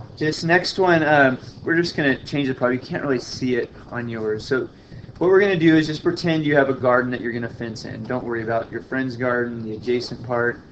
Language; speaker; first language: English; native; English